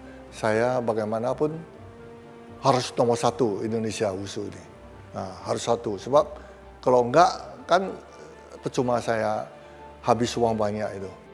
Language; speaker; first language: Indonesian; non-native, local second language; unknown